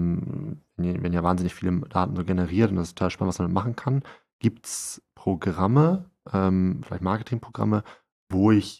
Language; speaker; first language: German; native; German